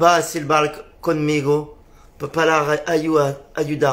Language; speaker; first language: Spanish; non-native, learner; French